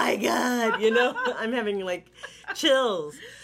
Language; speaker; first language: English; native; English